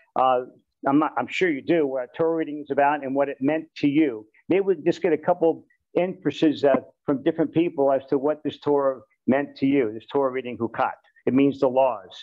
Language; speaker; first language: English; native; English